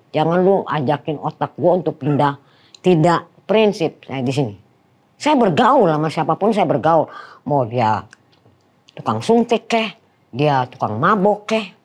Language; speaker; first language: Indonesian; non-native, fluent; Dutch